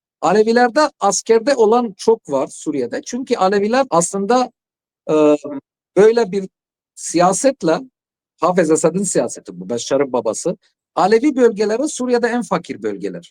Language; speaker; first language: Turkish; non-native, fluent; Arabic